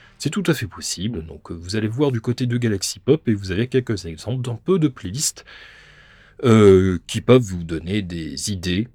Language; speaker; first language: French; native; French